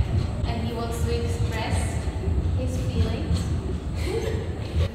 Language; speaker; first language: English; non-native, learner; Czech